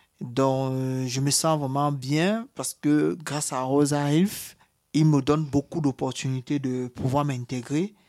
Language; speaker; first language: French; native; French